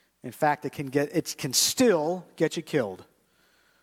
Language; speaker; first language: English; native; English